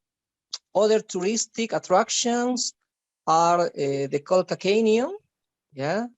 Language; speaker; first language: English; non-native, learner; Spanish